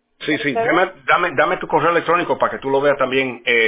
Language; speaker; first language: Spanish; early bilingual, heritage; Spanish